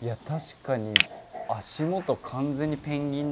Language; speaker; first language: Japanese; native; Japanese